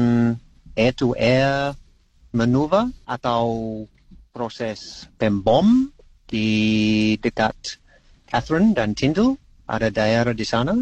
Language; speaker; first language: Indonesian; non-native, learner; English